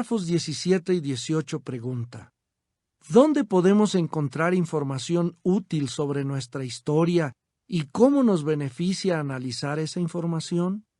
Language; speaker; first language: Spanish; native; Spanish